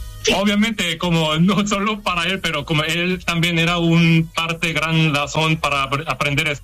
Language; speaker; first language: Spanish; non-native, fluent; Korean